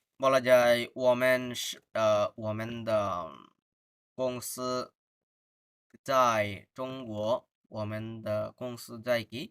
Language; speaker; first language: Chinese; non-native, fluent; Bangla